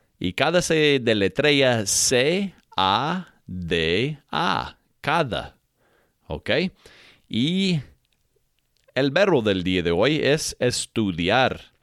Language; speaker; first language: Spanish; non-native, fluent; English